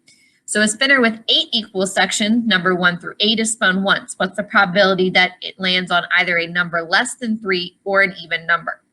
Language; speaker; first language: English; native; English